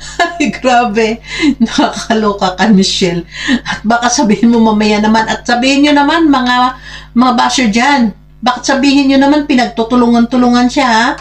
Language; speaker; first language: Filipino; non-native, local second language; Hiligaynon